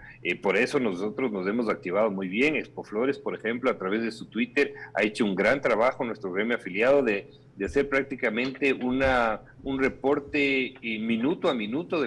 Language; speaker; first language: Spanish; native; Spanish